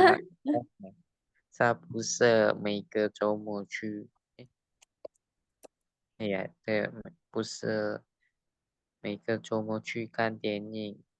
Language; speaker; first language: Chinese; non-native, learner; Indonesian